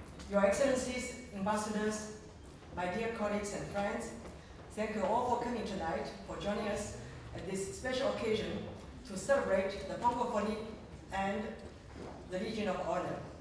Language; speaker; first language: English; non-native, fluent; Chinese